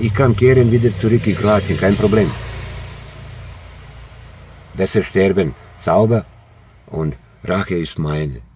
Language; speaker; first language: German; non-native, learner; Croatian